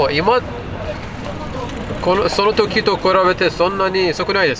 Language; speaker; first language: Japanese; non-native, learner; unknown